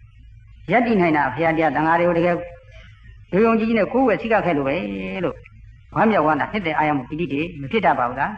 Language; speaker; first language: Burmese; native; Burmese